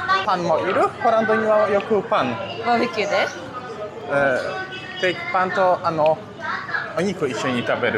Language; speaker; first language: Japanese; non-native, learner; Polish